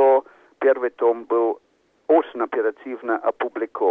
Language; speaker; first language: Russian; non-native, fluent; English